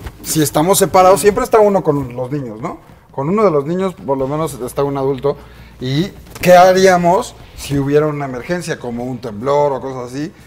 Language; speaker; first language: Spanish; native; Spanish